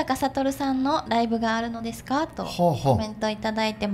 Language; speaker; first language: Japanese; native; Japanese